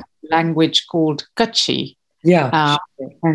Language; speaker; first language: English; non-native, local second language; Kachhi